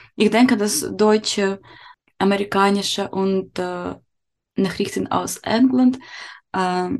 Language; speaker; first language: German; non-native, learner; Ukrainian